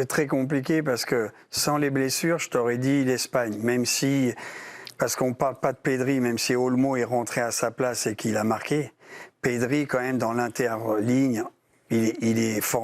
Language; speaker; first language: French; native; French